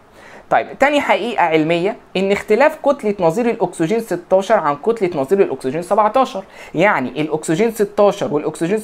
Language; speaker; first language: Arabic; native; Arabic